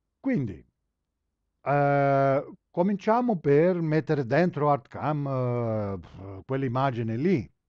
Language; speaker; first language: Italian; early bilingual, heritage; Italian